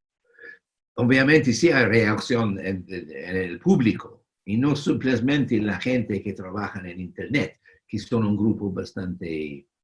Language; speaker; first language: Spanish; non-native, fluent; English